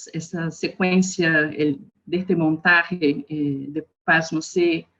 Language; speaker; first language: Spanish; non-native, learner; Portuguese